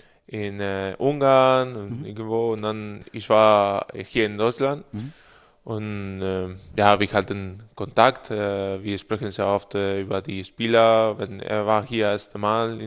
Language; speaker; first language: German; non-native, learner; Spanish